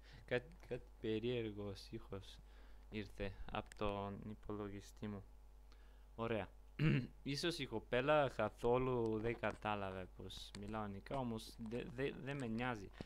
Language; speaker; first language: Greek; non-native, learner; Bulgarian